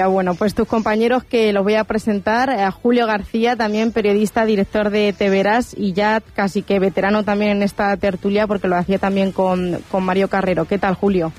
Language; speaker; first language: Spanish; native; Spanish